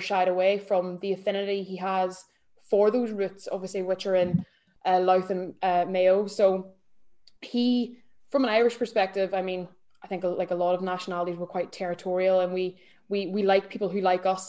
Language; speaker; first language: English; native; English